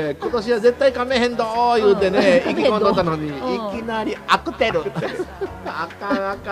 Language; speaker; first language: Japanese; native; Japanese